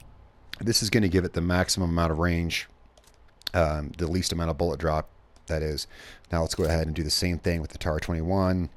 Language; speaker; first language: English; native; English